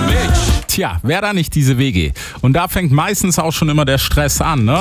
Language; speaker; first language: German; native; German